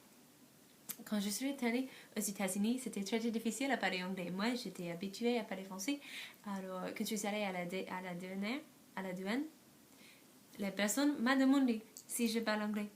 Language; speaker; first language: French; non-native, learner; English